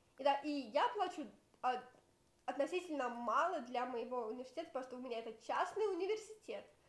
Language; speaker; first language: Russian; native; Russian